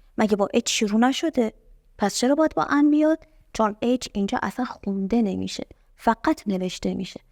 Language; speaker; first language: Persian; native; Persian